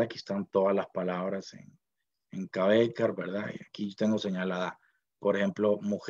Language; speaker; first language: Spanish; native; Spanish